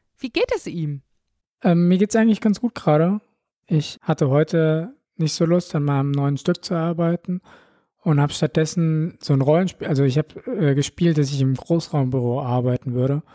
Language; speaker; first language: German; native; German